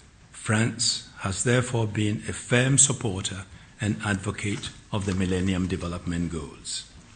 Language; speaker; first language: English; non-native, local second language; Akan